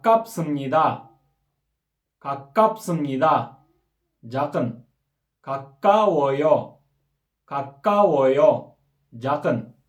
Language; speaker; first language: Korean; non-native, fluent; Kyrgyz